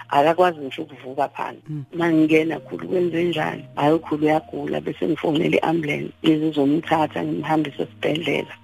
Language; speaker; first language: Zulu; native; Zulu